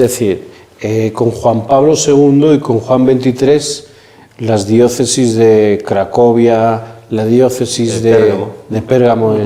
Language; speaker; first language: Spanish; native; Spanish